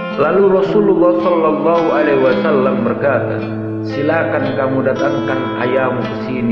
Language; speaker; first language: Indonesian; native; Indonesian